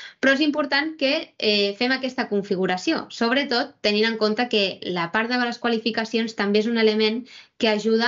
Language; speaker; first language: Catalan; native; Catalan